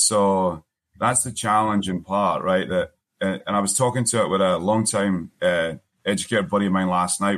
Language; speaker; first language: English; native; English